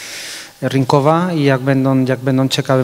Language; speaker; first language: Polish; non-native, fluent; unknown